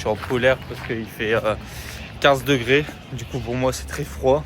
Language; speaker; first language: French; native; French